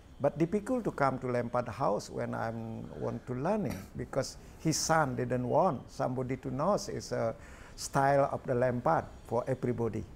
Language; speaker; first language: English; non-native, learner; Balinese